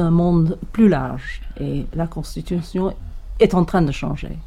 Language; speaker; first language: French; non-native, learner; English